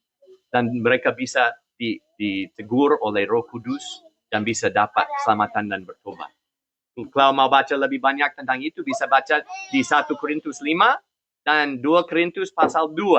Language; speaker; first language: Indonesian; non-native, fluent; English